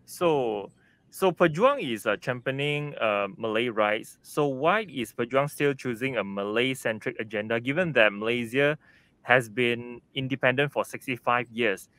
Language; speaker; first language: English; non-native, local second language; Chinese